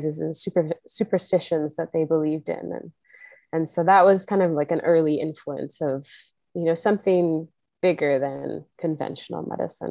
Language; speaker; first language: English; native; English